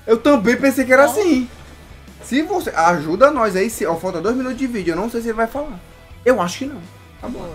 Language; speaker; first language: Portuguese; native; Portuguese